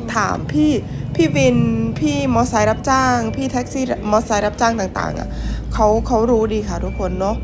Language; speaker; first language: Thai; non-native, local second language; Northern Khmer